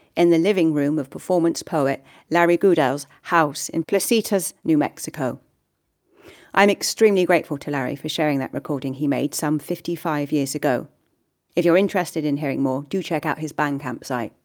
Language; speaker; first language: English; native; English